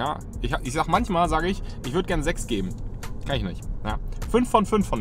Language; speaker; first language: German; native; German